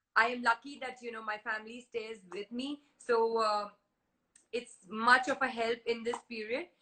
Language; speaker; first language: English; non-native, local second language; Hindi